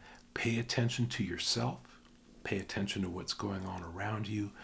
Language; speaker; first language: English; native; English